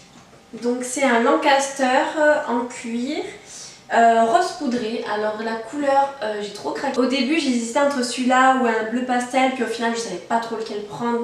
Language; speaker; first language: French; native; French